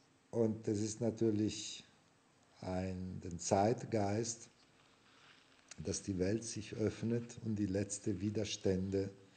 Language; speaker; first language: German; non-native, fluent; Italian